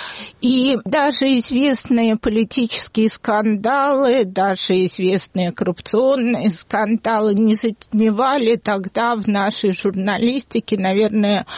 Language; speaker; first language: Russian; native; Russian